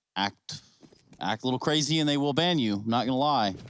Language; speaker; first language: English; native; English